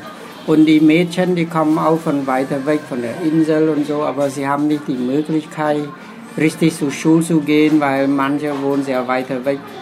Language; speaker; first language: German; non-native, learner; Khmer